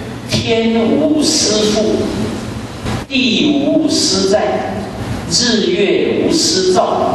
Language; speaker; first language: Chinese; native; Chinese